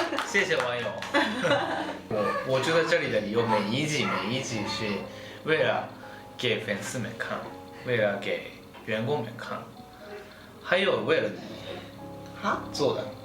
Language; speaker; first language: Chinese; non-native, fluent; Japanese